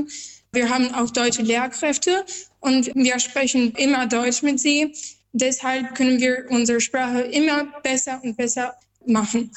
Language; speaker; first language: German; non-native, fluent; Albanian